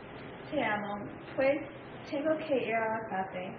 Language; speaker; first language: Spanish; non-native, learner; English